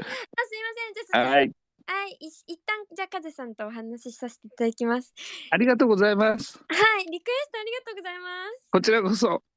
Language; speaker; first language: Japanese; native; Japanese